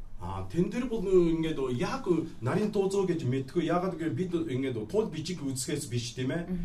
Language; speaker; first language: Mongolian; non-native, fluent; Japanese